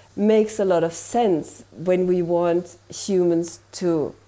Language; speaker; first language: English; non-native, fluent; German